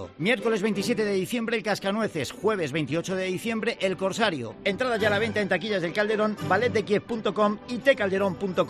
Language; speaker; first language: Spanish; native; Spanish